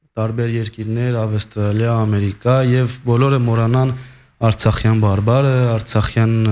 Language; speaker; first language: Armenian; early bilingual, heritage; Armenian